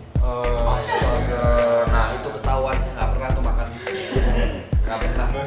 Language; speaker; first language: Indonesian; native; Indonesian